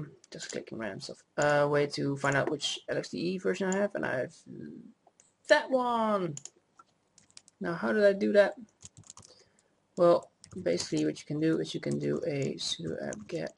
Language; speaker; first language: English; native; English